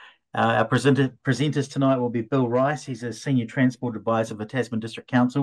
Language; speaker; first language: English; native; English